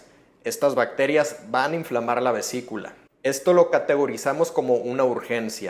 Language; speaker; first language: Spanish; native; Spanish